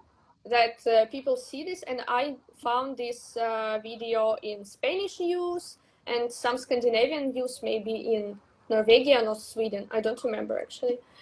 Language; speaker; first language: English; non-native, learner; Russian